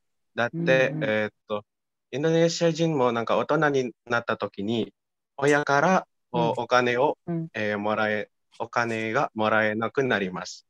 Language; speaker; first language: Japanese; non-native, fluent; Indonesian